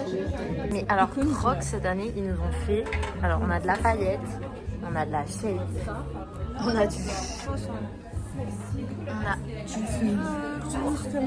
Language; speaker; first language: French; native; French